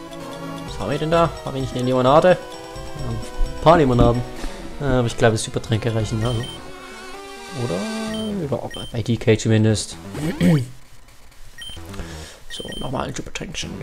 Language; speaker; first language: German; native; German